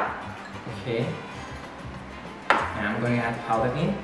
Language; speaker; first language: English; non-native, fluent; Thai